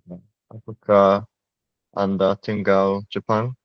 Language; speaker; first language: Indonesian; non-native, learner; English